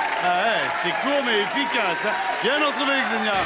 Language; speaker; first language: French; native; French